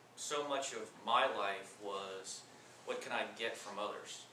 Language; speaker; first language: English; native; English